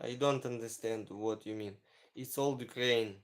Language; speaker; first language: English; non-native, learner; Ukrainian